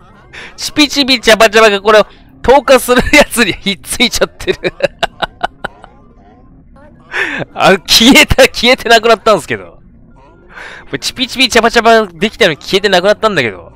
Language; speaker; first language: Japanese; native; Japanese